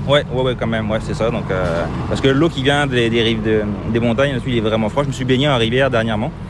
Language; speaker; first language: French; native; French